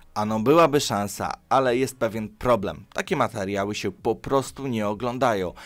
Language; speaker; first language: Polish; early bilingual, other home language; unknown